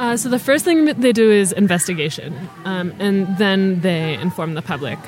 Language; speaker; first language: English; native; English